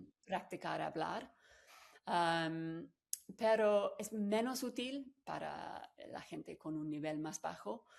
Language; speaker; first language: Spanish; non-native, fluent; English